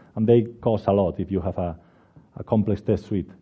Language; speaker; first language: English; non-native, fluent; Spanish